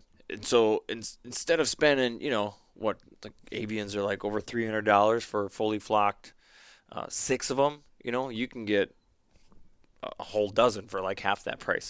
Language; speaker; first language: English; native; English